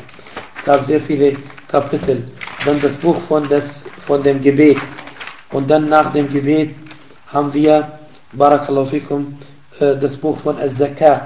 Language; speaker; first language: German; non-native, fluent; Arabic